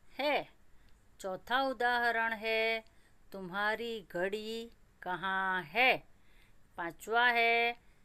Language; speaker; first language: Hindi; non-native, local second language; Gujarati